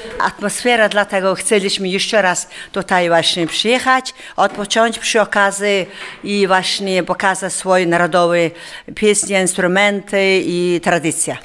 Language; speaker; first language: Polish; non-native, learner; Mongolian